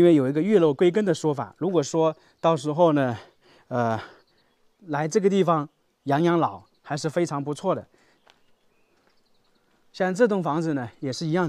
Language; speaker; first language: Chinese; native; Chinese